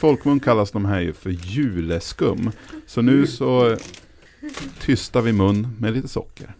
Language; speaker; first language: Swedish; native; Swedish